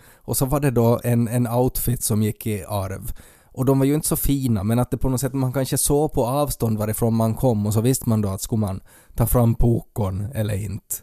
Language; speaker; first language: Swedish; native; Swedish